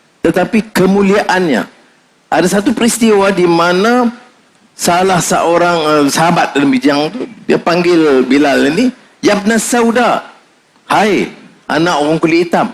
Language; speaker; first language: Malay; native; Malay